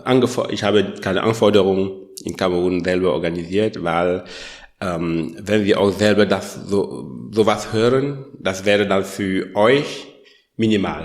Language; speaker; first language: German; non-native, learner; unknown